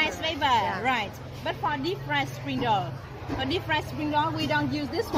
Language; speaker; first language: English; non-native, learner; Vietnamese